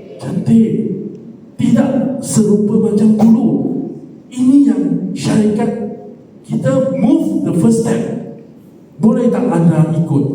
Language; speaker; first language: Malay; non-native, local second language; Chinese